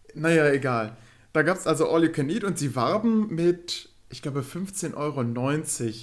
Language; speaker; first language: German; native; German